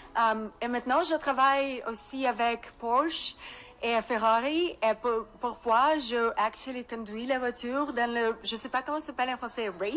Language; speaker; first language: French; non-native, learner; Russian